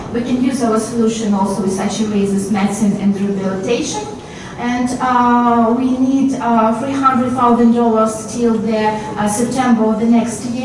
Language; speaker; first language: English; non-native, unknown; Russian